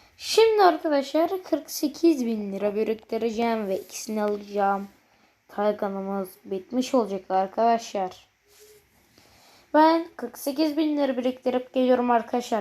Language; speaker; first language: Turkish; native; Turkish